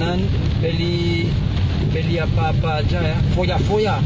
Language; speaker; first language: Indonesian; non-native, learner; French